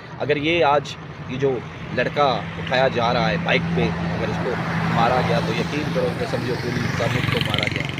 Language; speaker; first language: Urdu; non-native, local second language; Sindhi